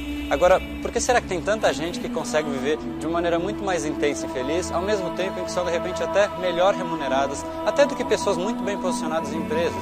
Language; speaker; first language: Portuguese; native; Portuguese